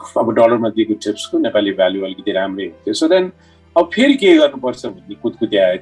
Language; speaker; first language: Nepali; native; Nepali